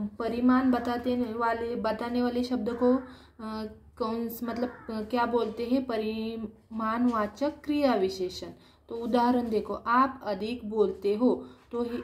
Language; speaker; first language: Hindi; non-native, local second language; Marathi